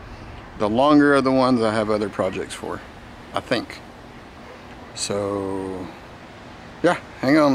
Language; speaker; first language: English; native; English